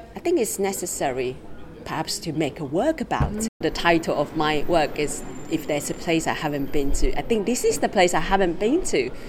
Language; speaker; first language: English; non-native, fluent; Chinese